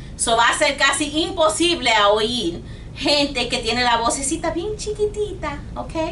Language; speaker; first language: Spanish; non-native, learner; English